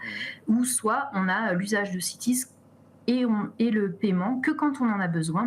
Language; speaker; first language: French; native; French